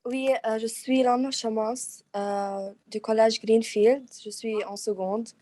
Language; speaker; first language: French; non-native, local second language; Arabic